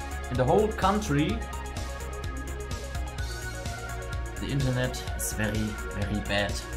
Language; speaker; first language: English; non-native, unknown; German